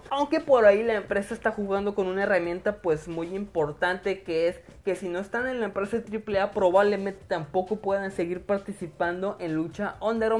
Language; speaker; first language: Spanish; native; Spanish